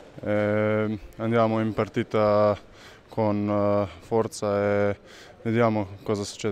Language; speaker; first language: Italian; non-native, learner; Slovenian